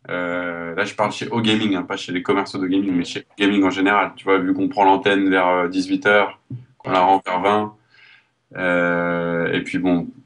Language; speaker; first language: French; native; French